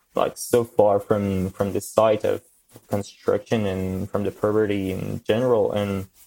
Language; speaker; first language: English; non-native, fluent; French